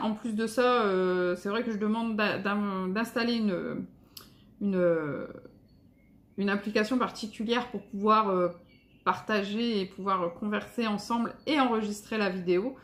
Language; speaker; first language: French; native; French